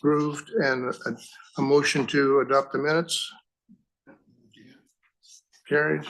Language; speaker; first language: English; native; English